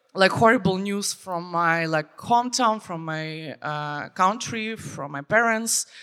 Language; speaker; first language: English; non-native, fluent; Ukrainian